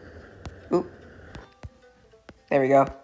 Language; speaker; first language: English; native; English